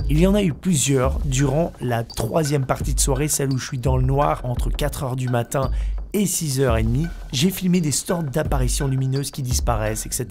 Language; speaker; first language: French; native; French